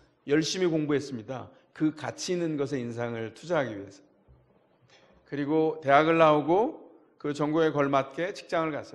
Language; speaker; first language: Korean; native; Korean